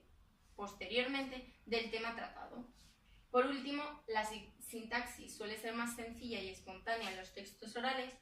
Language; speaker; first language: Spanish; native; Spanish